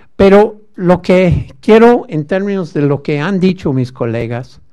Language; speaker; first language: Spanish; non-native, fluent; English